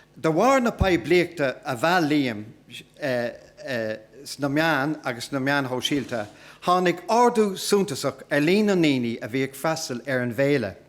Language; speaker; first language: Irish; non-native, local second language; English